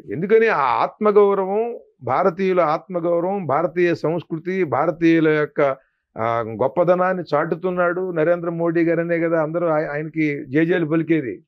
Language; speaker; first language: Telugu; native; Telugu